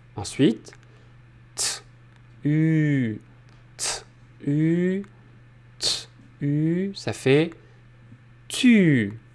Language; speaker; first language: French; native; French